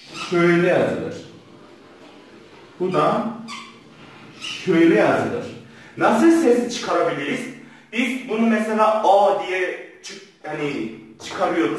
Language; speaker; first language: Turkish; non-native, fluent; Korean